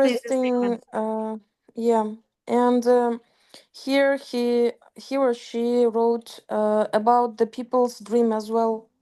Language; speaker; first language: English; non-native, fluent; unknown